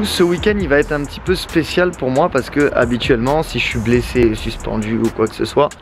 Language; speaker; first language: French; native; French